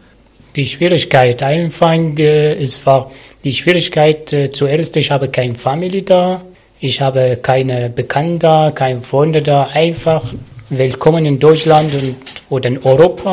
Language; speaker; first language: German; non-native, learner; Arabic